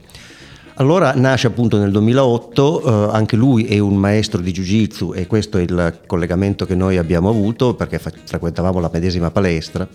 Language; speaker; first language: Italian; native; Italian